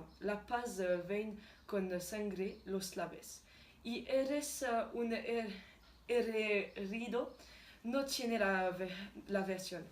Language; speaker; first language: Spanish; non-native, learner; French